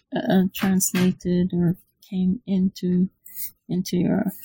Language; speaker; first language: English; non-native, fluent; Hebrew